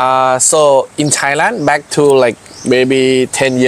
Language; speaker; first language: English; non-native, learner; Thai